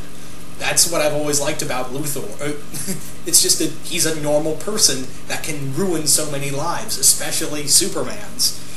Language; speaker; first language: English; native; English